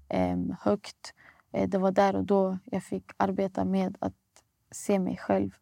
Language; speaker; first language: Swedish; early bilingual, other home language; Somali